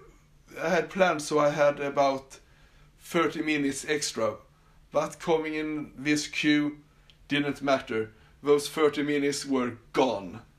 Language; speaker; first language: English; non-native, fluent; Swedish